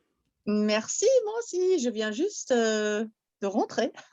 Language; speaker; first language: French; non-native, fluent; German